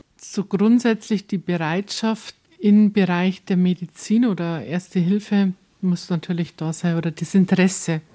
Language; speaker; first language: German; native; German